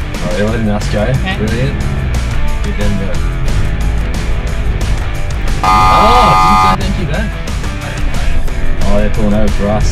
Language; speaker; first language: English; native; English